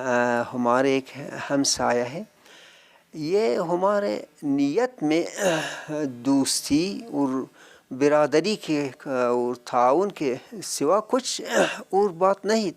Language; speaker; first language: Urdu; non-native, learner; Persian